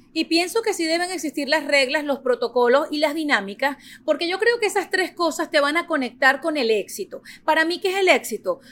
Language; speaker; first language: Spanish; native; Spanish